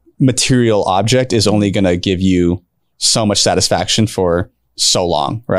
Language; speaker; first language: English; native; English